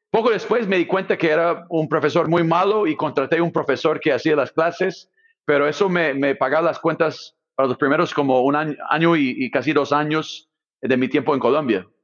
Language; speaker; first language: Spanish; non-native, fluent; English